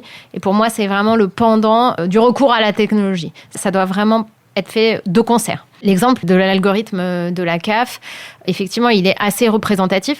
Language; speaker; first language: French; native; French